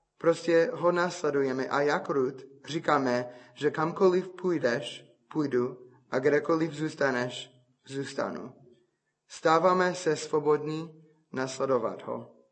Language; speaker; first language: Czech; non-native, fluent; English